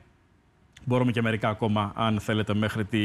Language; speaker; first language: Greek; native; Greek